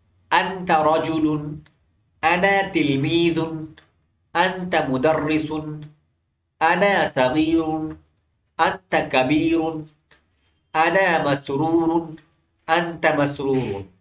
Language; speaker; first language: Arabic; non-native, fluent; Urdu